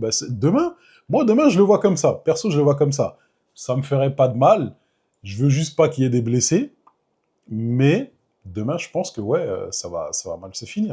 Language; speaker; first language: French; native; French